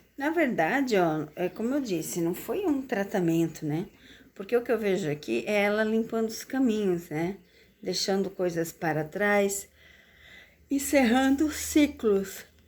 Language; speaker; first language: Portuguese; native; Portuguese